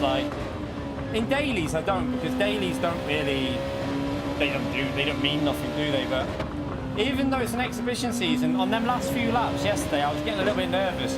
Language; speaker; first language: English; native; English